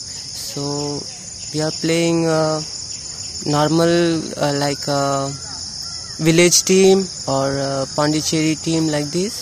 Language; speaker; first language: English; non-native, local second language; Tamil